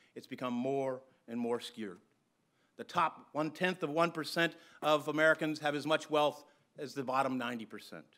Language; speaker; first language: English; native; English